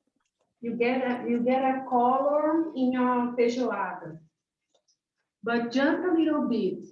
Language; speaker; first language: English; non-native, learner; Portuguese